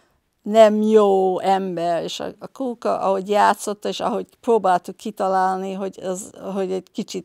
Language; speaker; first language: Hungarian; early bilingual, heritage; Hungarian